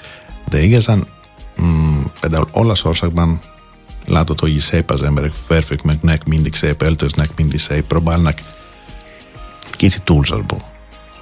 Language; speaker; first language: Hungarian; non-native, fluent; Greek